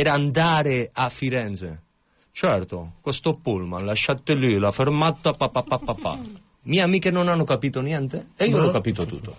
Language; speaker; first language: Italian; non-native, fluent; Catalan